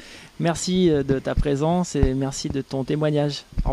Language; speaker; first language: French; native; French